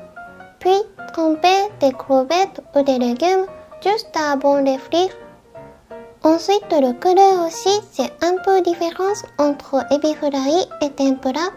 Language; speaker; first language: French; non-native, learner; Japanese